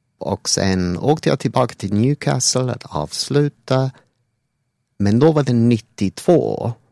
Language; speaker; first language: Swedish; non-native, fluent; English